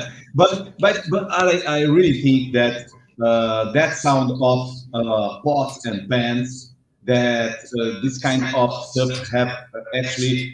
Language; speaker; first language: English; non-native, learner; Portuguese